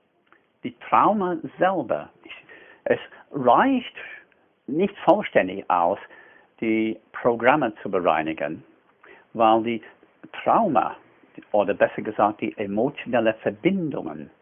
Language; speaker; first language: German; non-native, fluent; English